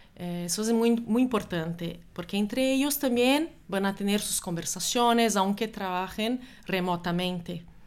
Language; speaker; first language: Spanish; non-native, fluent; Portuguese